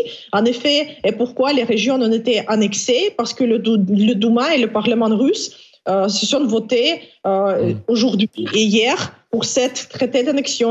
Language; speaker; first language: French; non-native, fluent; Ukrainian